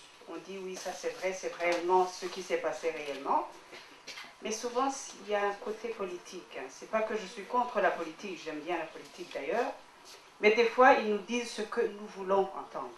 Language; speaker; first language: French; non-native, local second language; Kinyarwanda